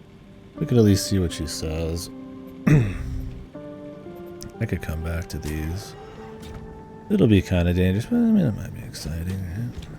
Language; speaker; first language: English; native; English